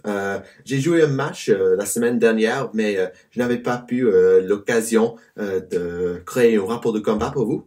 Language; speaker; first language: French; non-native, learner; English